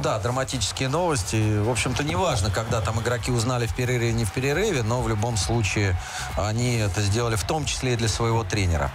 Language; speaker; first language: Russian; native; Russian